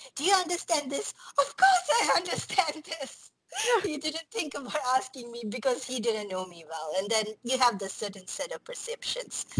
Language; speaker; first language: English; non-native, local second language; Tamil